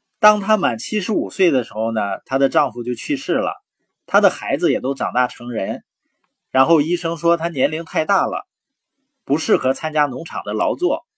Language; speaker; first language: Chinese; native; Chinese